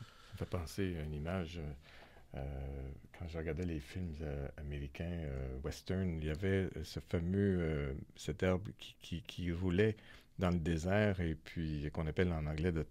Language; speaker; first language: French; native; French